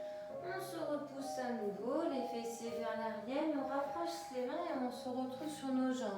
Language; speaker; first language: French; native; French